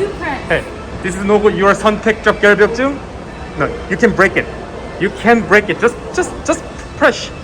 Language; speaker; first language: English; non-native, learner; Korean